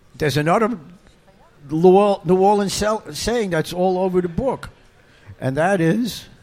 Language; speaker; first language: English; native; English